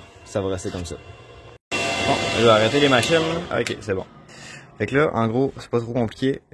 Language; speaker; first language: French; native; French